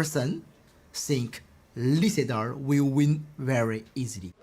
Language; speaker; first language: English; non-native, learner; Chinese